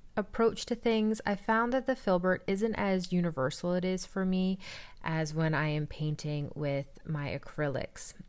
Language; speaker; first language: English; native; English